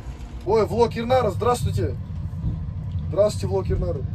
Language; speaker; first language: Russian; native; Russian